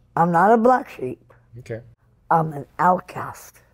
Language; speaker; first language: English; native; English